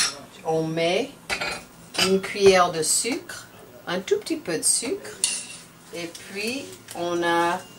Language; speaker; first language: French; non-native, learner; English